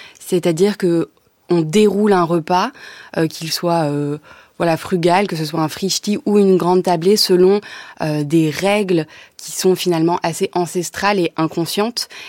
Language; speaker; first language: French; native; French